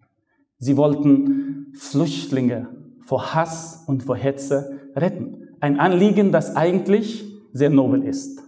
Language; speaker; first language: German; non-native, fluent; Arabic